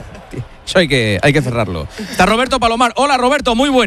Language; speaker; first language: Spanish; native; Spanish